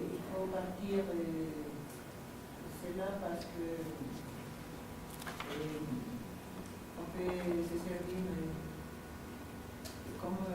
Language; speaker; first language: French; non-native, fluent; Spanish